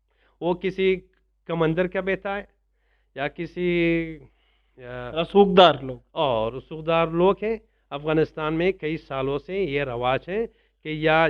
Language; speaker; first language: Hindi; non-native, learner; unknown